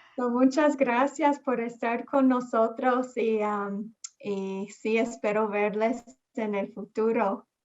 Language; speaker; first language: Spanish; early bilingual, heritage; Spanish